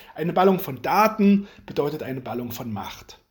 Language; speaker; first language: German; native; German